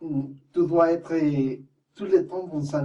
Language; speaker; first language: French; non-native, fluent; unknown